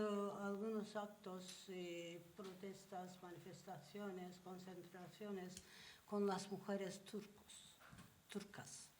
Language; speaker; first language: Spanish; non-native, learner; Turkish